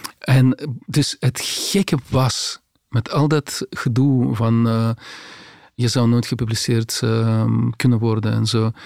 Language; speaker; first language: Dutch; non-native, fluent; Russian